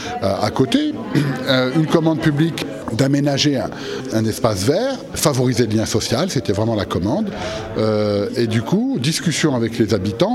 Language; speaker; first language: French; native; French